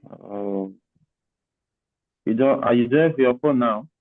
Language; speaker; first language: English; non-native, learner; Portuguese